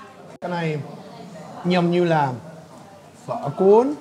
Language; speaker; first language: Vietnamese; non-native, fluent; English